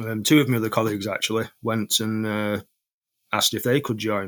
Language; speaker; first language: English; native; English